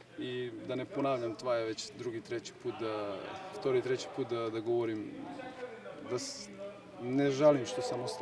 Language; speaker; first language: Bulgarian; non-native, learner; Serbian